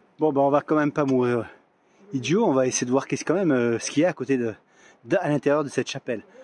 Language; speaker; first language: French; native; French